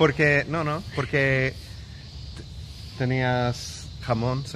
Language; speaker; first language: Spanish; non-native, learner; English